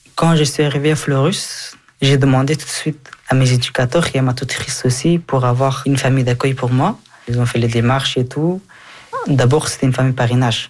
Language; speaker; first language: French; non-native, fluent; Persian